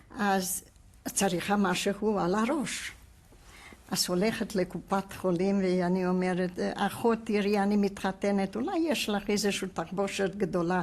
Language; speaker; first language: Hebrew; non-native, fluent; Hungarian